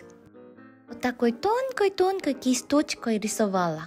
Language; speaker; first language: Russian; non-native, fluent; Korean